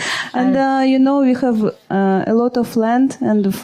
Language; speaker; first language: English; non-native, learner; Russian